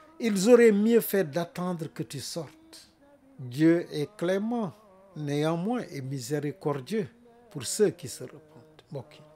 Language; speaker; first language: French; non-native, local second language; Wolof